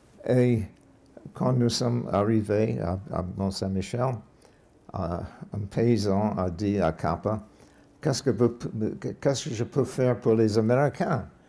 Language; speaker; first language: French; non-native, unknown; English